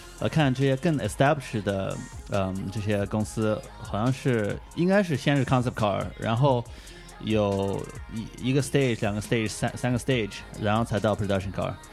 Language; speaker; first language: Chinese; early bilingual, heritage; Chinese